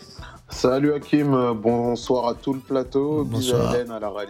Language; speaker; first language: French; native; French